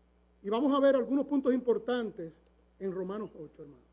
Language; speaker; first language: Spanish; native; Spanish